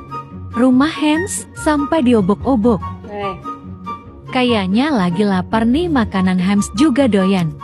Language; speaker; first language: Indonesian; native; Indonesian